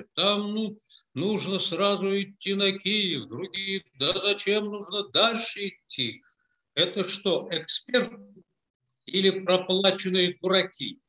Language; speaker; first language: Russian; native; Russian